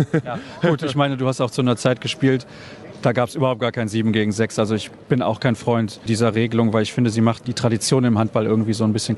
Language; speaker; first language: German; native; German